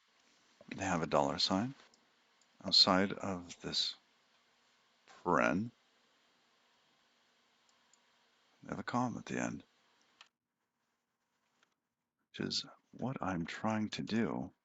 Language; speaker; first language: English; native; English